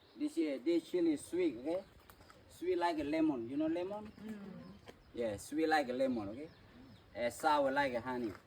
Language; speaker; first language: English; non-native, learner; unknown